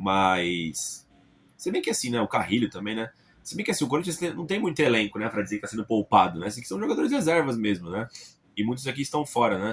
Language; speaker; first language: Portuguese; native; Portuguese